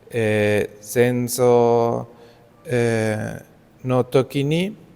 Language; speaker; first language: Japanese; non-native, learner; Spanish